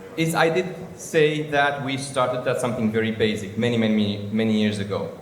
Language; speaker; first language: English; non-native, fluent; Romanian